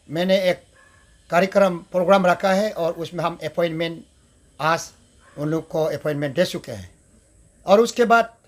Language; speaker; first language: Hindi; non-native, local second language; Adi